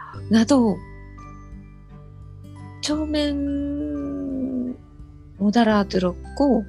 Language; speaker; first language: Korean; non-native, learner; Japanese